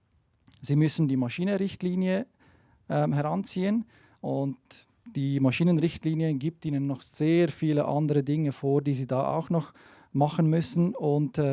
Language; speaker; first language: German; native; German